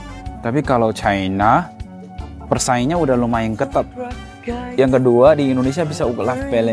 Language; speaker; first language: Indonesian; non-native, fluent; Chinese